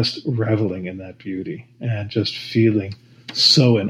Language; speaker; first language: English; native; English